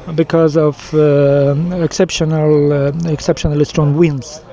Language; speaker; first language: English; non-native, fluent; Ukrainian